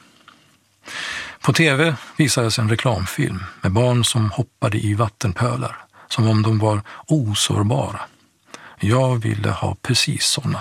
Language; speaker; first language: Swedish; early bilingual, other home language; Persian